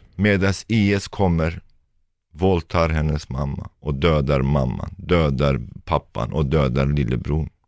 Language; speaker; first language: Swedish; non-native, fluent; Turkish